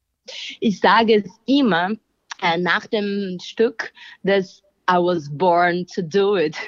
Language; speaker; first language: German; non-native, learner; Portuguese